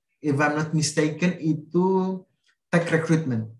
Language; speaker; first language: English; non-native, fluent; Indonesian